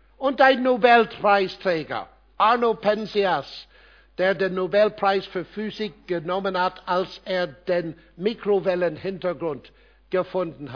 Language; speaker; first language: German; non-native, fluent; English